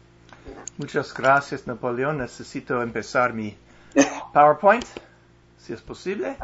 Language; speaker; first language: Spanish; non-native, learner; English